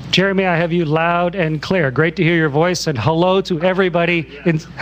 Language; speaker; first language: English; native; English